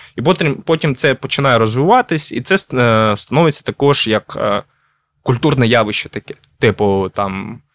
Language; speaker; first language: Ukrainian; non-native, local second language; Russian